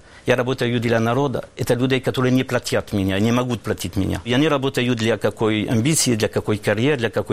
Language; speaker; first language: Russian; non-native, learner; French